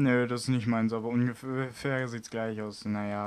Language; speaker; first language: German; native; German